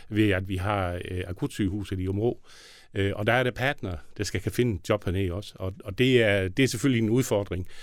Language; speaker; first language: Danish; native; Danish